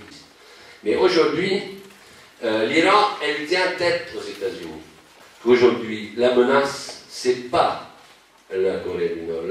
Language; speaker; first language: French; non-native, local second language; Arabic